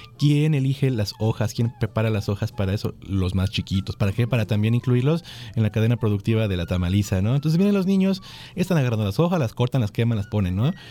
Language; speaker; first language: Spanish; native; Spanish